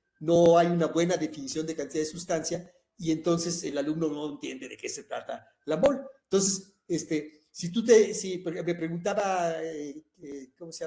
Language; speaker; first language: Spanish; native; Spanish